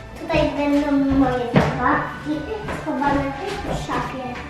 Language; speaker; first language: Polish; early bilingual, heritage; Polish